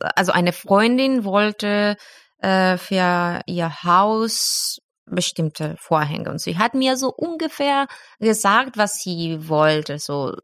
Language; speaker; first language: German; non-native, fluent; Spanish